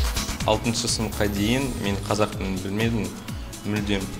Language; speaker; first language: Kazakh; non-native, local second language; Russian